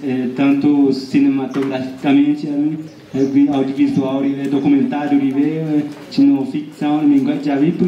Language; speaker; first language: Portuguese; non-native, local second language; Guarani